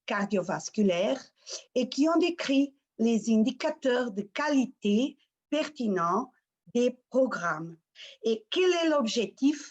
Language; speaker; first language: French; non-native, fluent; Portuguese